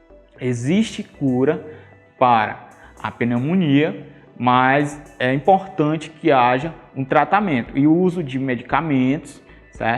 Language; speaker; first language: Portuguese; native; Portuguese